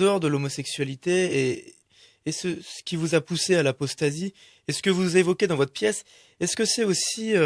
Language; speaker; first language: French; native; French